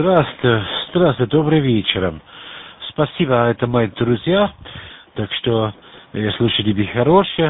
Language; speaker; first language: Russian; non-native, learner; German